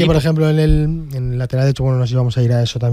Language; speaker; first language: Spanish; native; Spanish